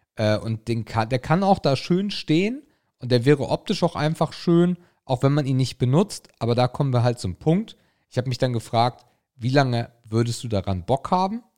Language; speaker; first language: German; native; German